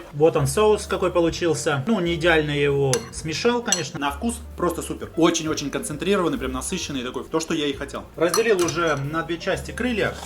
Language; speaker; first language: Russian; native; Russian